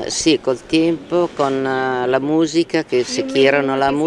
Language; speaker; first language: Spanish; non-native, learner; Italian